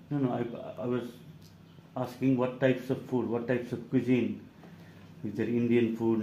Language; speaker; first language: English; non-native, fluent; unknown